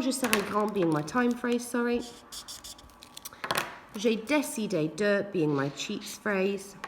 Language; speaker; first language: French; non-native, fluent; English